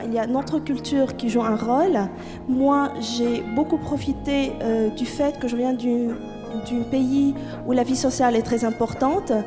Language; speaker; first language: French; non-native, fluent; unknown